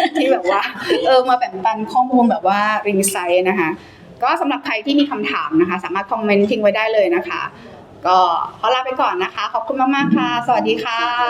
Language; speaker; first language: Thai; native; Thai